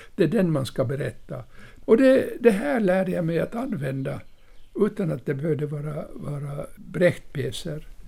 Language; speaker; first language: Swedish; native; Swedish